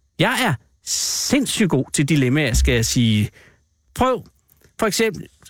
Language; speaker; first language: Danish; native; Danish